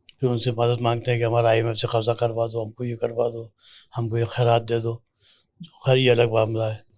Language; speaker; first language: Urdu; native; Urdu